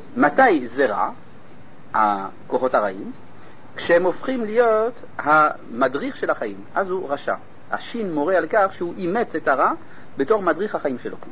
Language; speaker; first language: Hebrew; non-native, fluent; French